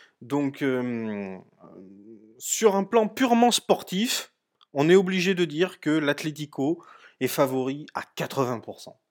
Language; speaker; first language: French; native; French